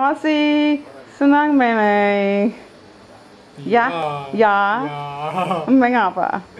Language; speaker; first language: Indonesian; non-native, learner; English